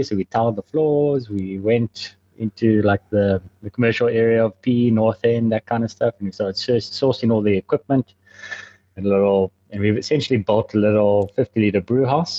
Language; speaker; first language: English; native; English